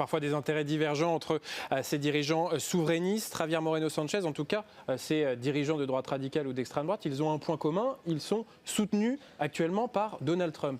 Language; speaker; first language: French; native; French